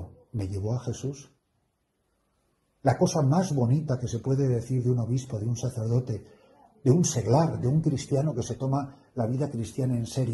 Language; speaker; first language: Spanish; native; Spanish